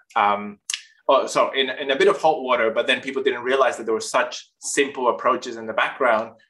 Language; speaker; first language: English; non-native, fluent; Spanish